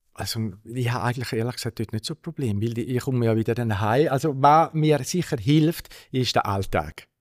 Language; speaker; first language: German; native; German